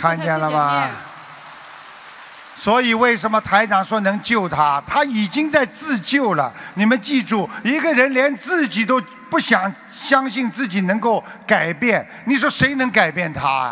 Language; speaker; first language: Chinese; native; Chinese